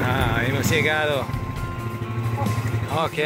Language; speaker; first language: Spanish; non-native, learner; English